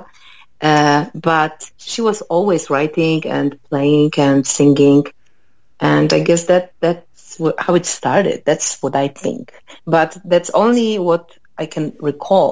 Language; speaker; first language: English; non-native, fluent; Polish